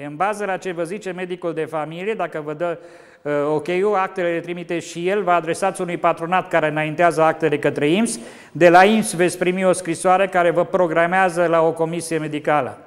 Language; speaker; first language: Romanian; native; Romanian